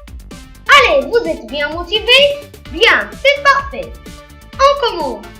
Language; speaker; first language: French; non-native, local second language; Arabic